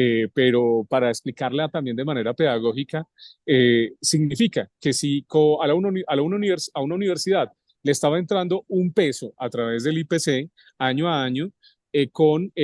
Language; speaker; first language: Spanish; native; Spanish